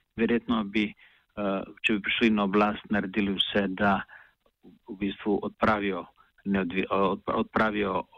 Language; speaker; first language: Slovenian; non-native, local second language; Bosnian